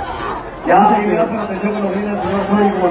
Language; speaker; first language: Spanish; native; Spanish